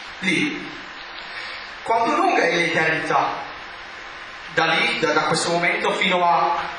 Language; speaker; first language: Italian; non-native, learner; English